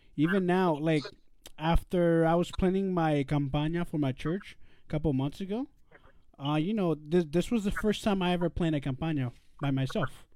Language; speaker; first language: English; early bilingual, other home language; Spanish